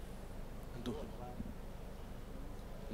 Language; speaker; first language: Japanese; non-native, fluent; French